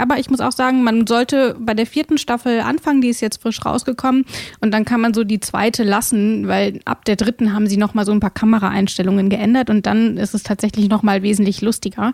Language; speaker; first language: German; native; German